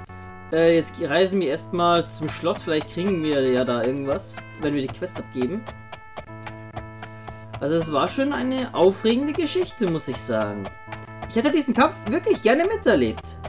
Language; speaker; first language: German; native; German